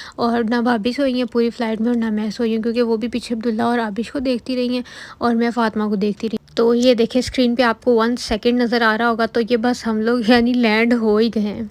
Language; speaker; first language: Urdu; native; Urdu